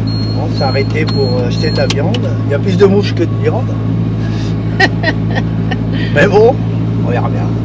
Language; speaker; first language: French; native; French